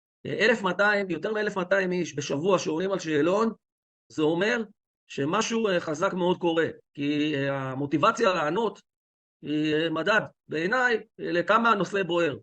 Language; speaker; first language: Hebrew; native; Hebrew